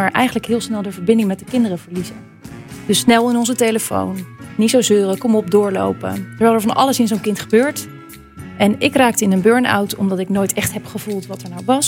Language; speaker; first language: Dutch; native; Dutch